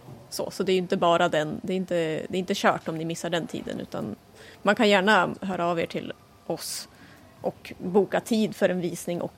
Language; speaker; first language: Swedish; native; Swedish